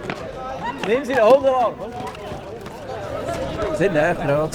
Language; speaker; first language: German; native; German